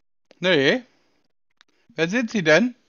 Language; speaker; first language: German; native; German